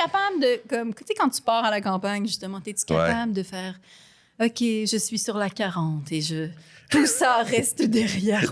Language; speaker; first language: French; native; French